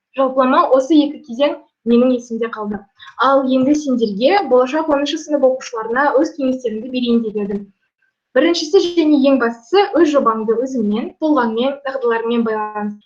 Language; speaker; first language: Kazakh; non-native, local second language; Russian